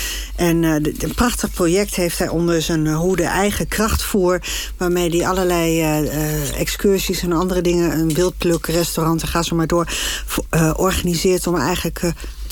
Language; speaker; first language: Dutch; native; Dutch